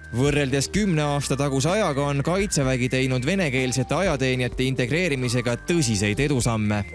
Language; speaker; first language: Estonian; native; Estonian